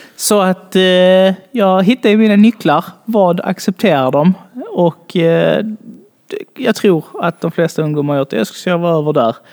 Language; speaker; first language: Swedish; early bilingual, other home language; Bangla